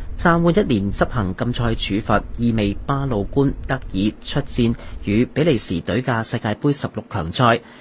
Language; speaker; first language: Chinese; non-native, local second language; Cantonese